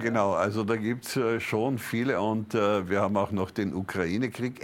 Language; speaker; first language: German; native; German